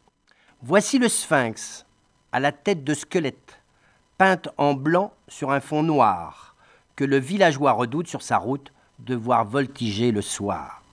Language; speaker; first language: French; native; French